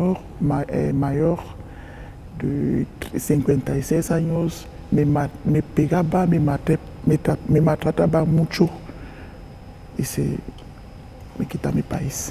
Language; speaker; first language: Spanish; non-native, learner; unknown